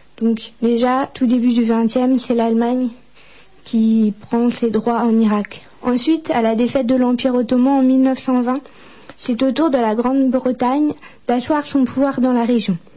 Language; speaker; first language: French; native; French